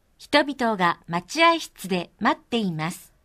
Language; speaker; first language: Japanese; non-native, fluent; Korean